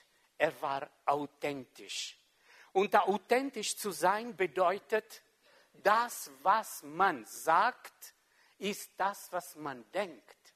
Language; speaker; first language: German; non-native, local second language; French